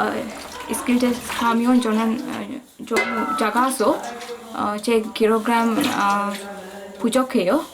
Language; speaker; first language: Korean; non-native, learner; Sinhala